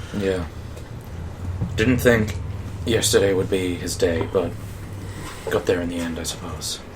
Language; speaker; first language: English; native; English